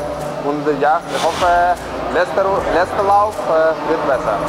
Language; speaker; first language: German; non-native, fluent; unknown